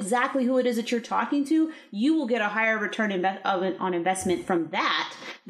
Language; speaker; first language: English; native; English